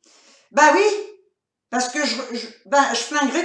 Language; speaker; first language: French; native; French